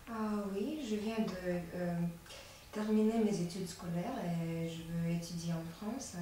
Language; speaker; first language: French; non-native, learner; Latvian